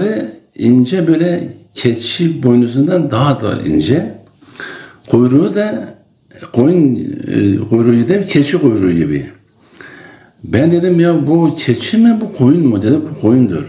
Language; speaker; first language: Turkish; non-native, local second language; Kurdish